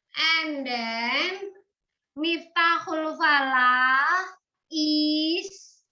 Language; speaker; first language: English; non-native, learner; Indonesian